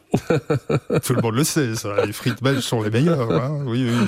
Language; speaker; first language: French; native; French